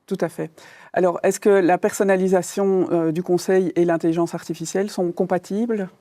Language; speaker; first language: French; native; French